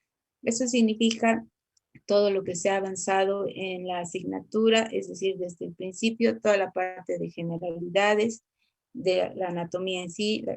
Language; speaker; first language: Spanish; native; Spanish